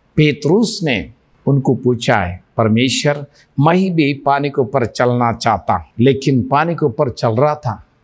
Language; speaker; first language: Hindi; non-native, local second language; Telugu